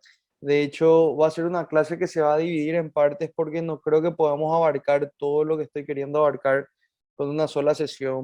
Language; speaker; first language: Spanish; native; Spanish